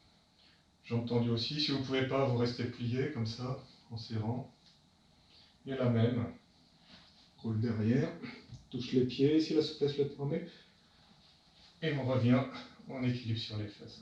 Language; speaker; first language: French; native; French